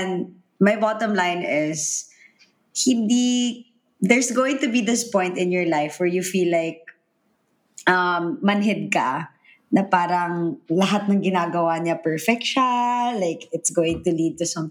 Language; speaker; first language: English; non-native, local second language; Filipino